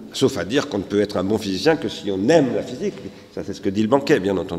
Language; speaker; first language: French; native; French